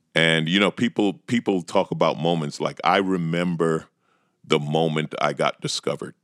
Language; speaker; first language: English; native; English